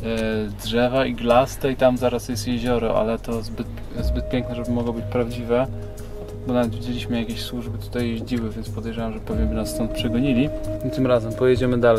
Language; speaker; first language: Polish; native; Polish